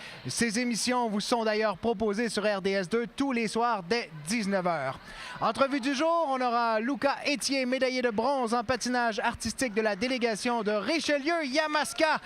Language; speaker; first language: French; native; French